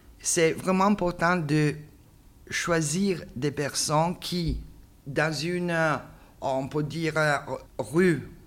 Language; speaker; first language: French; non-native, learner; Italian